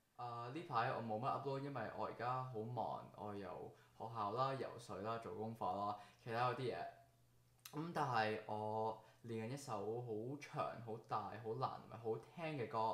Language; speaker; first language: Cantonese; early bilingual, heritage; Cantonese